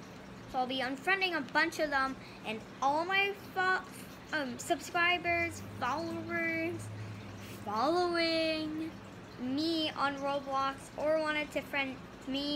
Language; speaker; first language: English; native; English